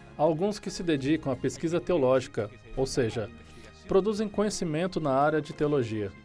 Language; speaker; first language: Portuguese; non-native, fluent; Spanish